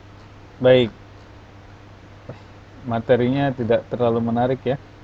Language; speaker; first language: Indonesian; native; Indonesian